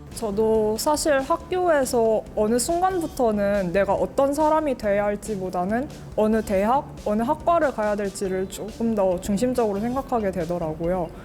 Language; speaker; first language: Korean; native; Korean